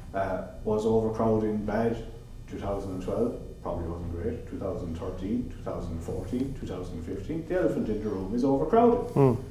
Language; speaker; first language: English; native; English